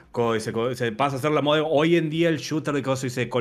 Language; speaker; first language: Spanish; native; Spanish